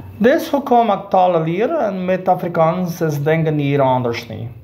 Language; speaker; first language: Afrikaans; non-native, learner; Portuguese